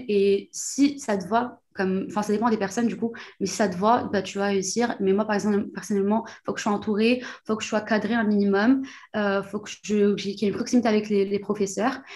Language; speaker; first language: French; non-native, local second language; Arabic